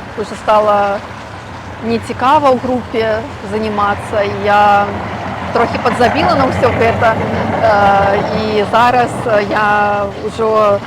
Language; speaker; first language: Belarusian; non-native, local second language; Russian